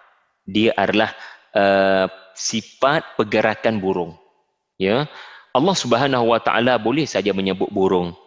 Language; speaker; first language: Malay; native; Malay